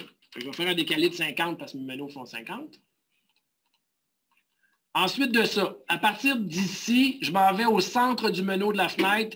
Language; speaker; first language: French; native; French